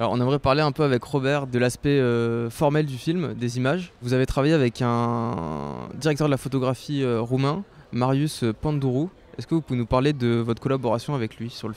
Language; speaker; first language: French; native; French